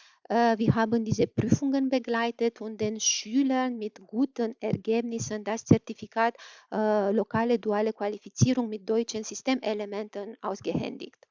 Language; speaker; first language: German; non-native, fluent; Romanian